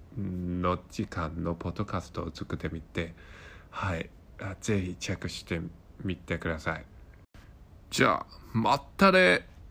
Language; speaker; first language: Japanese; non-native, learner; Cantonese